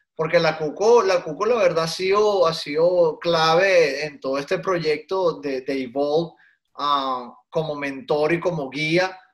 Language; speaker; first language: Spanish; native; Spanish